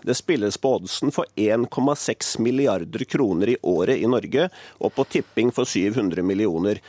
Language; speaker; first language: Norwegian; native; Norwegian